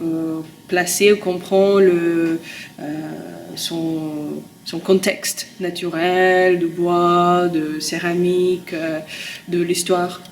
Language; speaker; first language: French; non-native, learner; Russian